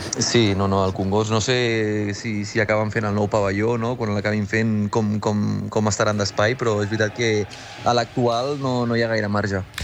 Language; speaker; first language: Catalan; native; Catalan